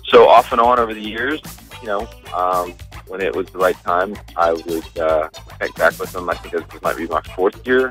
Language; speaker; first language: English; native; English